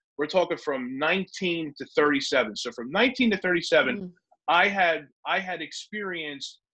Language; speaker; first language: English; native; English